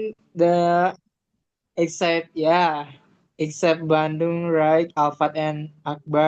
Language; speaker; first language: English; non-native, learner; Indonesian